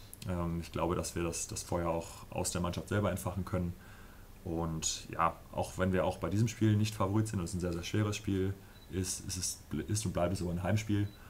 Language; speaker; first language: German; native; German